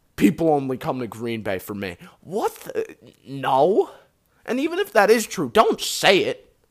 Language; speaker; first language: English; native; English